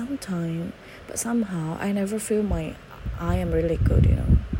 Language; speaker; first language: English; non-native, fluent; Indonesian